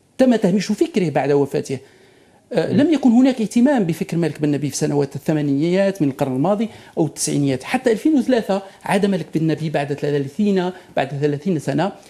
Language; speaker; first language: Arabic; native; Arabic